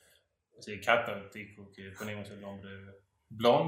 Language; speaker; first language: Spanish; non-native, learner; Swedish